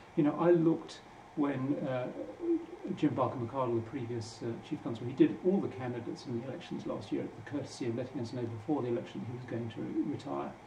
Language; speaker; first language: English; native; English